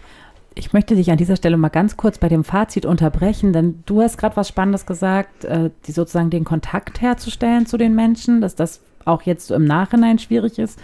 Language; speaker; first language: German; native; German